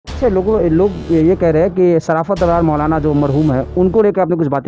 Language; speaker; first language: Hindi; native; Hindi